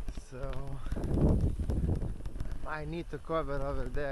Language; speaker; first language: English; non-native, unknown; Lithuanian